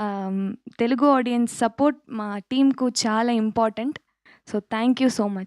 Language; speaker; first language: Telugu; non-native, local second language; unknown